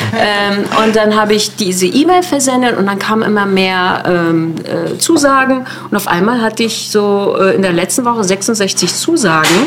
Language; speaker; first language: German; early bilingual, other home language; Turkish